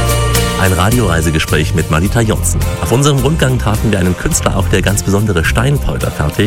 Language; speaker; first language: German; native; German